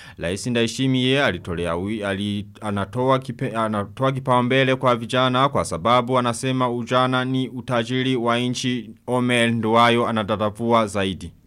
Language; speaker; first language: Swahili; non-native, local second language; Rundi